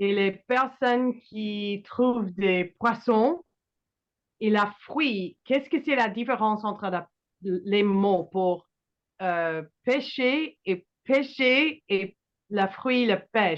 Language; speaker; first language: French; non-native, learner; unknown